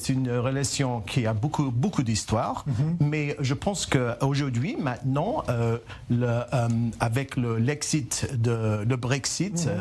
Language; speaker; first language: French; non-native, learner; English